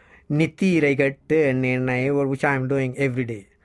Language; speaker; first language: English; non-native, local second language; Tamil